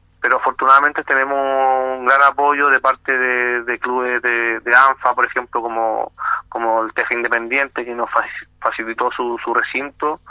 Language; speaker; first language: Spanish; native; Spanish